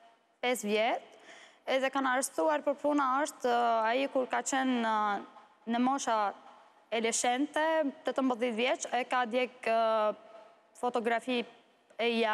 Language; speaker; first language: Albanian; non-native, learner; Arabic